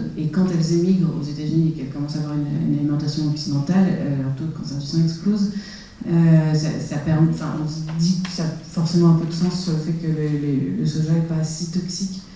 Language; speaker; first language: French; native; French